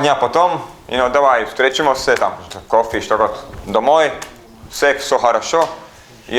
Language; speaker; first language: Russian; non-native, learner; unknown